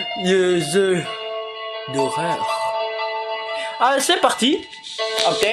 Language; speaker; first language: French; native; French